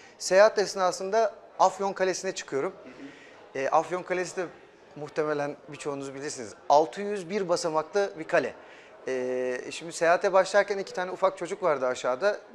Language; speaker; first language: Turkish; early bilingual, heritage; German